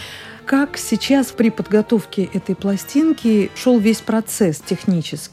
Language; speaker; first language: Russian; native; Russian